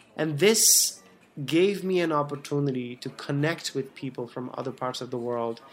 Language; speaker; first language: English; non-native, fluent; Bangla